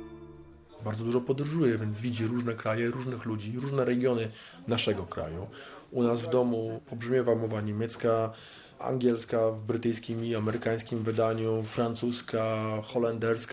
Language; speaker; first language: Polish; native; Polish